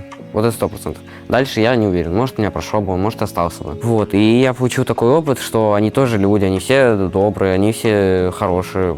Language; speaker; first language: Russian; native; Russian